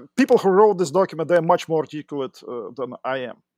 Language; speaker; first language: English; non-native, fluent; Russian